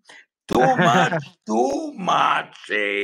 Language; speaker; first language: English; non-native, learner; Bosnian